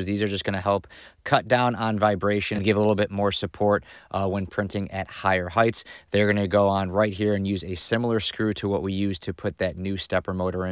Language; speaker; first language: English; native; English